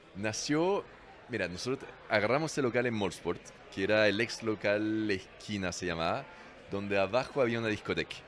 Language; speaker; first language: Spanish; non-native, fluent; French